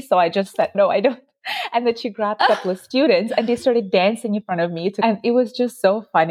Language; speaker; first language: English; non-native, fluent; Ukrainian